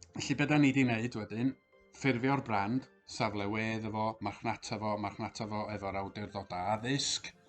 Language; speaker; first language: Welsh; native; Welsh